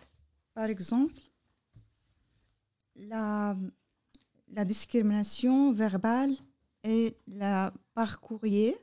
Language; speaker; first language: French; non-native, learner; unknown